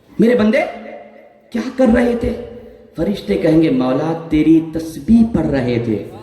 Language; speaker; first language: Urdu; native; Urdu